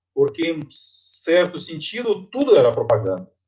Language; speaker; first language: Portuguese; non-native, fluent; Russian